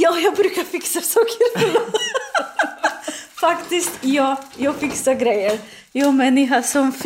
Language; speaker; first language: Swedish; non-native, learner; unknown